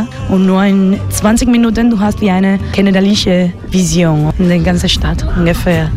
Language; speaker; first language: German; non-native, learner; Spanish